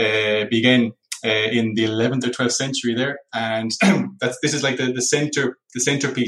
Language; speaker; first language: English; native; English